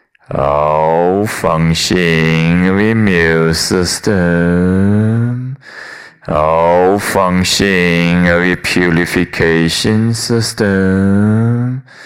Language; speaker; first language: English; non-native, fluent; Chinese